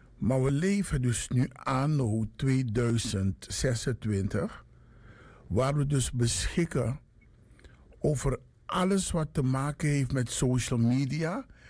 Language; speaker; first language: Dutch; native; Dutch